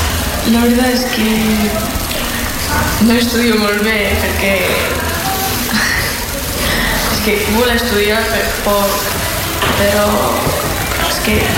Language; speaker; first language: Catalan; non-native, learner; Georgian